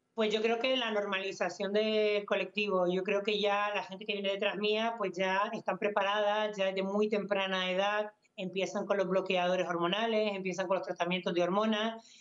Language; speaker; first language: Spanish; native; Spanish